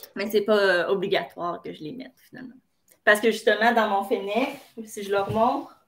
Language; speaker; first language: French; native; French